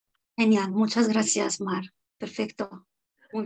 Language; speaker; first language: Spanish; non-native, fluent; French